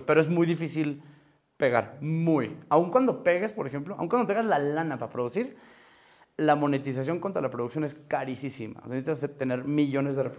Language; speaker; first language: Spanish; native; Spanish